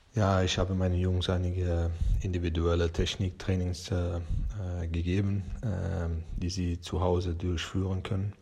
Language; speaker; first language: German; non-native, learner; Persian